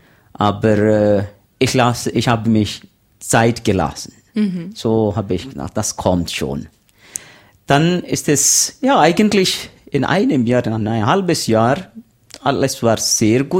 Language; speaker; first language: German; non-native, learner; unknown